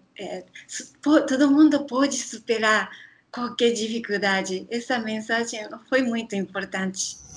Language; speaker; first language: Portuguese; non-native, learner; Japanese